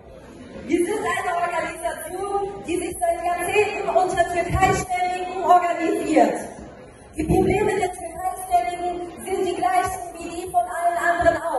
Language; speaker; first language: German; early bilingual, other home language; Turkish